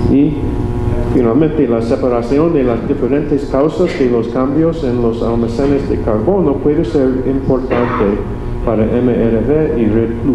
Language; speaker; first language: Spanish; non-native, learner; English